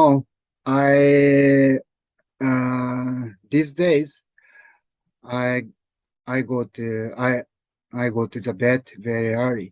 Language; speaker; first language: English; non-native, learner; Japanese